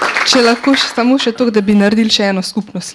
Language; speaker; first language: Slovenian; native; Slovenian